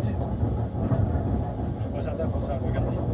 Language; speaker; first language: French; native; French